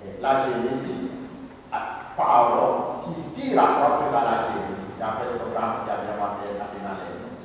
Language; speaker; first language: Italian; non-native, fluent; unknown